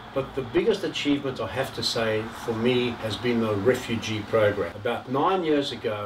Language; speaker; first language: English; native; English